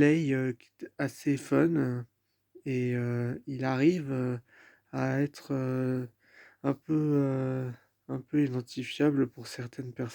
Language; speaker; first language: French; native; French